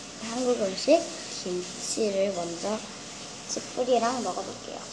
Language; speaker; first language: Korean; early bilingual, heritage; Korean